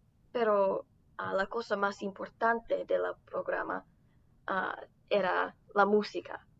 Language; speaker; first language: Spanish; non-native, learner; English